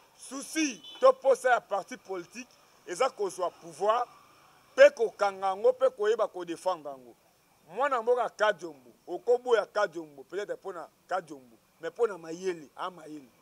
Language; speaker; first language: Lingala; native; Lingala